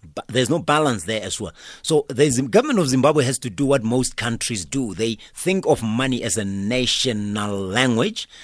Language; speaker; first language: English; non-native, local second language; Northern Sotho